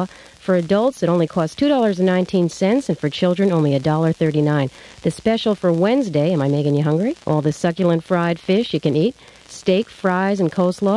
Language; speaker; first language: English; native; English